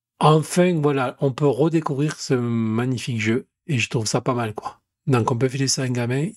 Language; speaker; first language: French; native; French